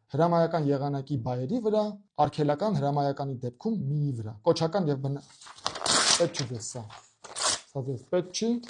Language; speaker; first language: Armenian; native; Armenian